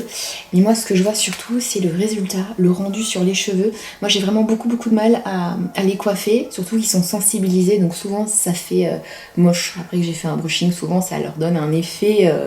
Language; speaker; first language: French; native; French